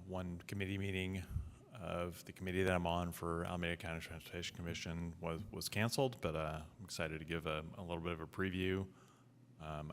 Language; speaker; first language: English; native; English